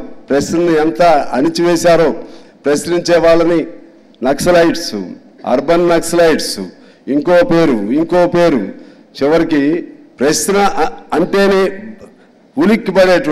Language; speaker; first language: Telugu; native; Telugu